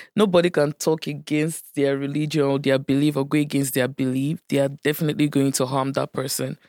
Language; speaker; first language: English; non-native, local second language; Yoruba